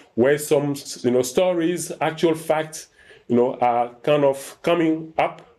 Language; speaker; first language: English; non-native, fluent; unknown